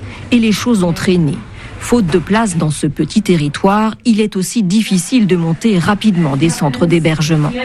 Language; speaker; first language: French; native; French